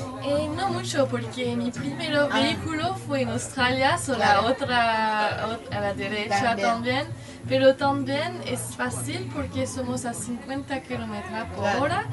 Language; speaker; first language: Spanish; non-native, learner; French